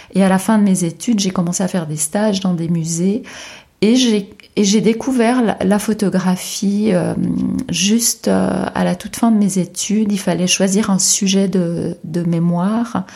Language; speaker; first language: French; native; French